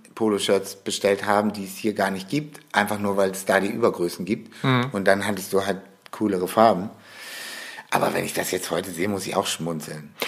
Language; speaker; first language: German; native; German